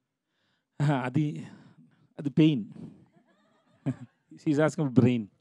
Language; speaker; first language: Telugu; non-native, learner; Tamil